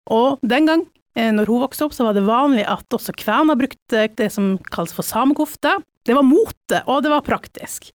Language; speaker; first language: Norwegian; native; Norwegian